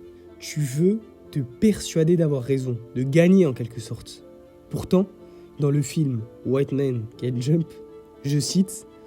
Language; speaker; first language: French; native; French